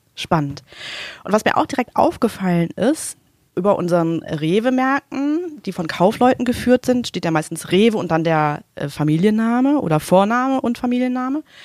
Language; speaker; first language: German; native; German